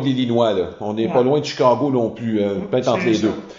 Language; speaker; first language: French; native; French